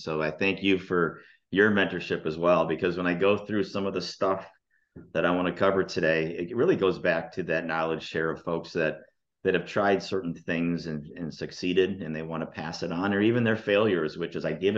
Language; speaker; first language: English; native; English